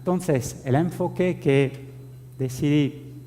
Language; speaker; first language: Spanish; non-native, fluent; French